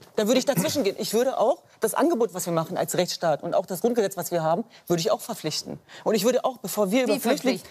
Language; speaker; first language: German; native; German